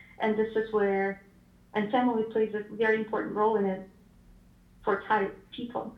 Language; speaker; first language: English; non-native, fluent; Ukrainian